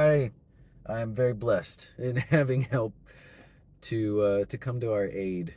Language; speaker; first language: English; native; English